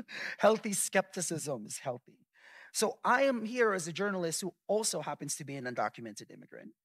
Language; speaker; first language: English; early bilingual, other home language; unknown